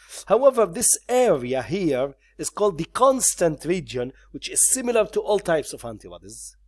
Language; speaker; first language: English; non-native, local second language; Arabic